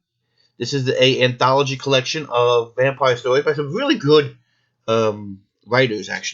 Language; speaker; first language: English; native; English